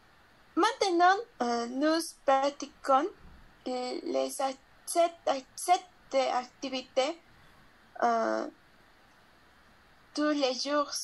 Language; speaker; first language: French; non-native, learner; Spanish